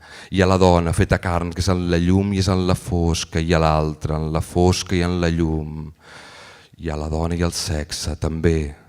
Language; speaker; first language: Catalan; native; Catalan